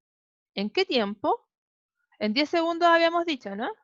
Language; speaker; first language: Spanish; native; Spanish